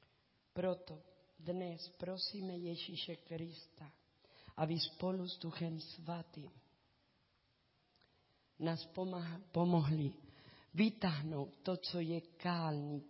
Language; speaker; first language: Czech; non-native, learner; Spanish